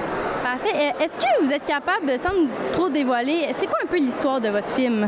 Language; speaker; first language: French; native; French